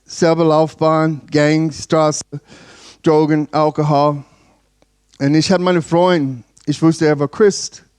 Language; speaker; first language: German; non-native, learner; English